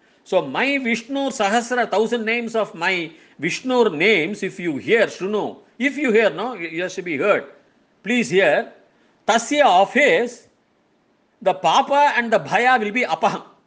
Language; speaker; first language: English; non-native, local second language; Tamil